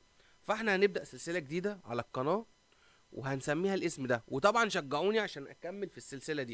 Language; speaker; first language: Arabic; native; Arabic